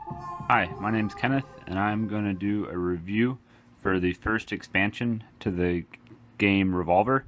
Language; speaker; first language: English; native; English